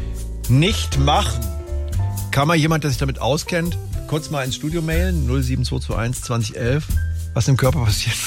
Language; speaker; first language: German; native; German